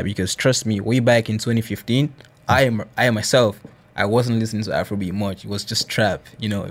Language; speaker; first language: English; non-native, local second language; Esan